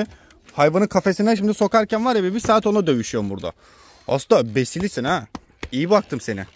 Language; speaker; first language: Turkish; native; Turkish